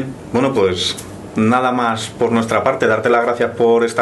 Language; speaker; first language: Spanish; native; Spanish